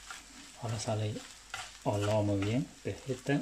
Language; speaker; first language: Spanish; non-native, learner; Chinese